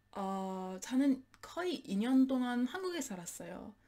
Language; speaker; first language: Korean; non-native, learner; English